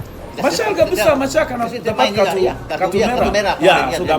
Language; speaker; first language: Indonesian; non-native, fluent; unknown